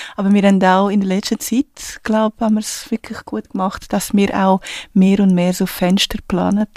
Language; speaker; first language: German; non-native, fluent; Portuguese